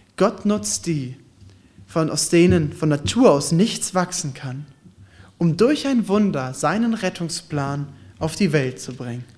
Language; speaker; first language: German; native; German